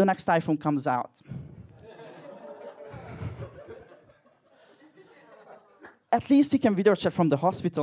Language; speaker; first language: English; non-native, fluent; Hungarian